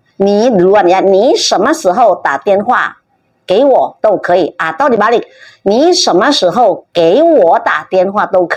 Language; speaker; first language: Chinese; non-native, fluent; Indonesian